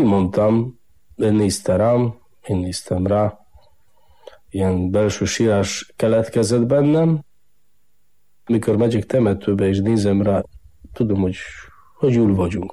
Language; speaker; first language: Hungarian; non-native, fluent; Polish